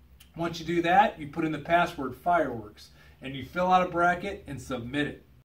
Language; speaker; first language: English; native; English